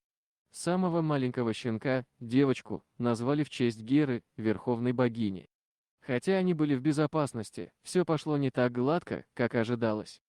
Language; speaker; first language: Russian; native; Russian